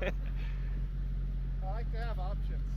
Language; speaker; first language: English; native; English